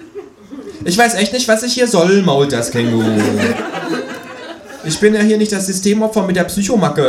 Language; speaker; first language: German; native; German